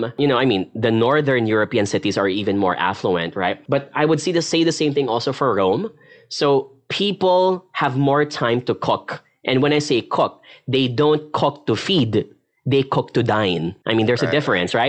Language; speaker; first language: English; non-native, local second language; Filipino